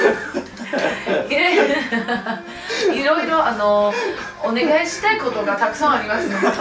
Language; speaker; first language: Japanese; non-native, fluent; Chinese